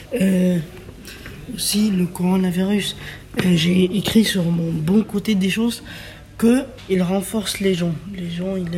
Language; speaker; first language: French; non-native, learner; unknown